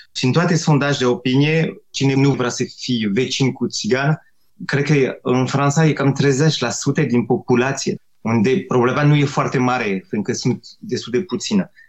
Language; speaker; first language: Romanian; non-native, fluent; French